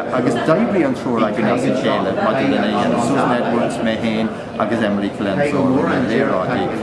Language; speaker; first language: Irish; native; Irish